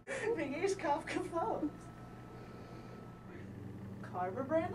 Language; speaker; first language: Hebrew; non-native, learner; English